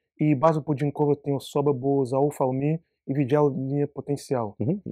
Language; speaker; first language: Polish; non-native, learner; Portuguese